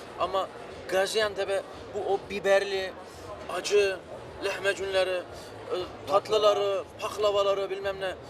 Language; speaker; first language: Turkish; early bilingual, heritage; Turkish